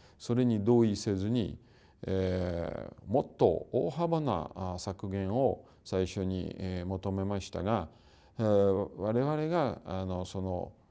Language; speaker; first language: Japanese; non-native, fluent; Russian